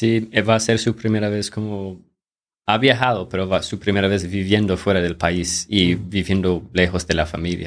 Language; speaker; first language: Spanish; non-native, fluent; English